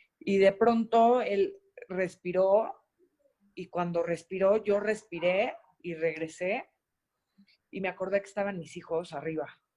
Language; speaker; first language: Spanish; native; Spanish